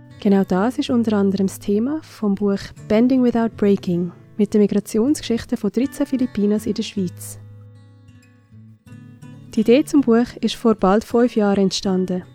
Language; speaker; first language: German; native; German